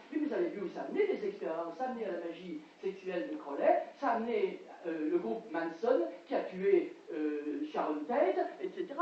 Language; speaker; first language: French; native; French